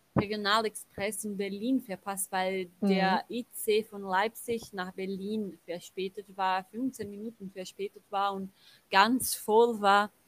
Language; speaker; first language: German; non-native, fluent; Portuguese